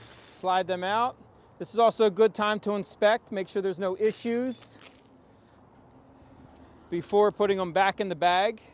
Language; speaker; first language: English; native; English